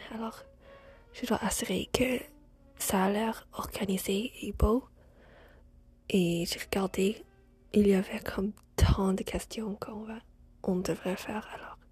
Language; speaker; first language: French; non-native, learner; English